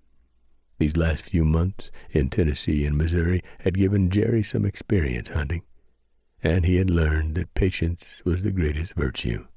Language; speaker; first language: English; native; English